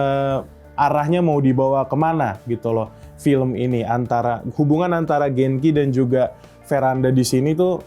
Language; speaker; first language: Indonesian; native; Indonesian